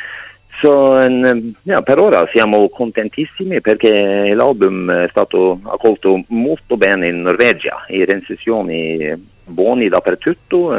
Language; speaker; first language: Italian; non-native, fluent; Norwegian